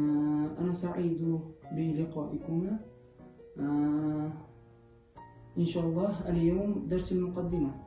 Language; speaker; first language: Arabic; non-native, fluent; Uzbek